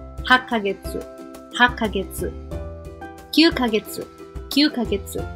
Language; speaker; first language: Japanese; non-native, fluent; Indonesian